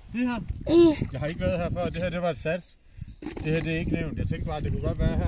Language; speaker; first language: Danish; native; Danish